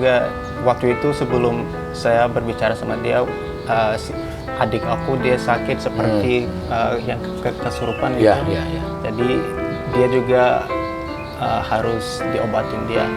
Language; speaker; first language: Indonesian; non-native, fluent; Hausa